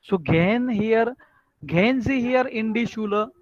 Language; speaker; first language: German; non-native, learner; Marathi